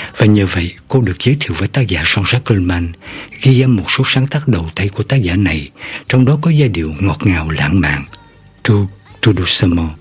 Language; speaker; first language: Vietnamese; native; Vietnamese